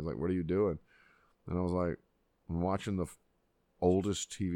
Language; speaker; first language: English; native; English